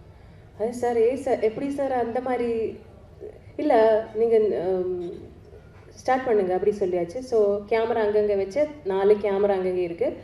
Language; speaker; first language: Tamil; non-native, learner; Malayalam